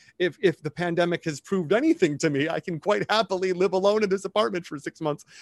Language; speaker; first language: English; native; English